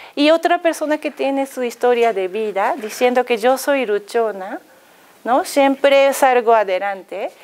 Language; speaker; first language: Spanish; non-native, fluent; Japanese